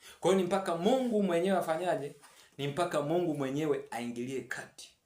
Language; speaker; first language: Swahili; native; Swahili